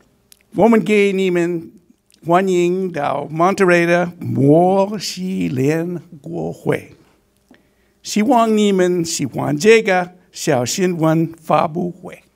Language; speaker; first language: Chinese; non-native, learner; English